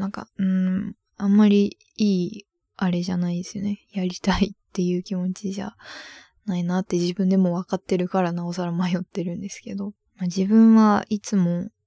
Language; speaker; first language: Japanese; native; Japanese